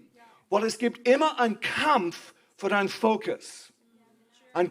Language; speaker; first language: German; non-native, fluent; English